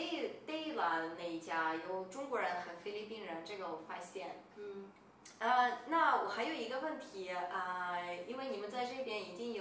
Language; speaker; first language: Chinese; non-native, fluent; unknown